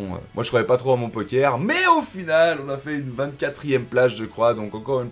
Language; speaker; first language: French; native; French